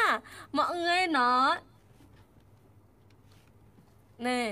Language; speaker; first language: Vietnamese; non-native, learner; Indonesian